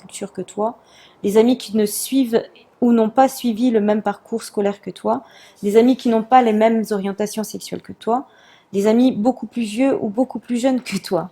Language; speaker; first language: French; non-native, local second language; Comorian